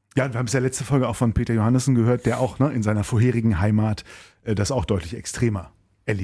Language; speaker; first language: German; native; German